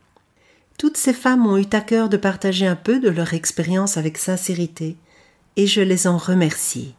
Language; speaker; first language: French; native; French